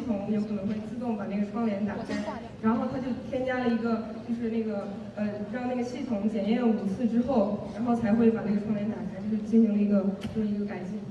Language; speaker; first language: Chinese; native; Chinese